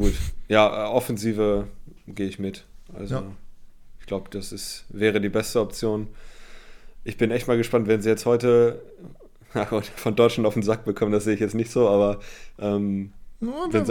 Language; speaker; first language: German; native; German